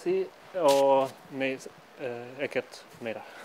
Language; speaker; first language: Icelandic; non-native, learner; Swiss German